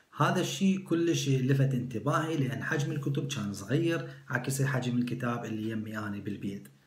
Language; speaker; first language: Arabic; non-native, local second language; Kurdish